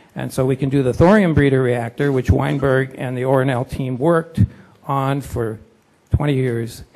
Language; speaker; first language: English; native; English